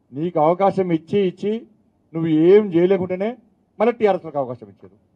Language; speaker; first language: Telugu; native; Telugu